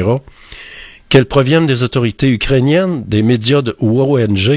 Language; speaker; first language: French; native; French